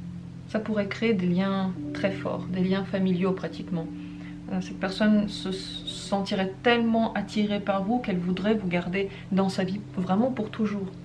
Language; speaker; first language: French; native; French